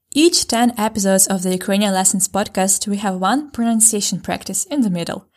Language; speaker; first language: English; non-native, fluent; Ukrainian